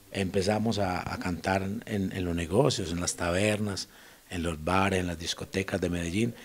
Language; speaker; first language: Spanish; native; Spanish